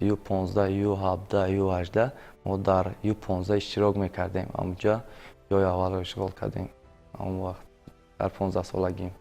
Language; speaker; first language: Tajik; native; Tajik